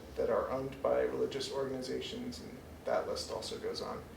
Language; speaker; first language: English; native; English